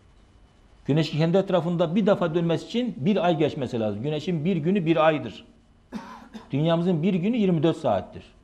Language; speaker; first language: Turkish; native; Turkish